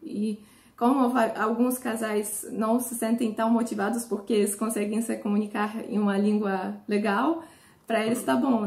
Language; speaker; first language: Portuguese; non-native, fluent; Polish